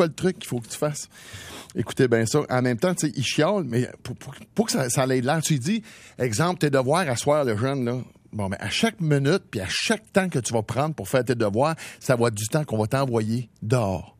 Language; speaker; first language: French; native; French